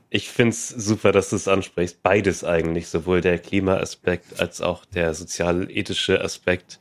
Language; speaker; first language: German; native; German